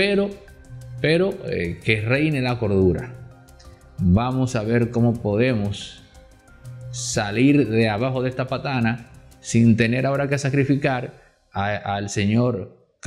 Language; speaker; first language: Spanish; native; Spanish